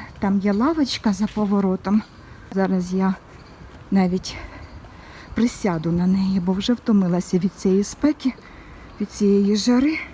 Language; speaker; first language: Ukrainian; non-native, local second language; Russian